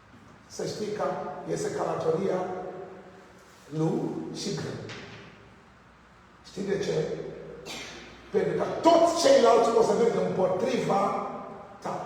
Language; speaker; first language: Romanian; non-native, learner; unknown